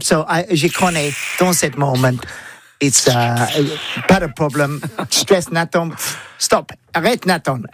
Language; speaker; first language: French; non-native, learner; English